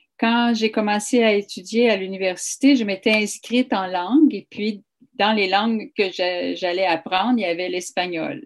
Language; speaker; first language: French; native; French